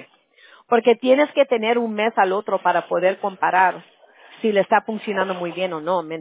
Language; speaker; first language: Spanish; early bilingual, heritage; Spanish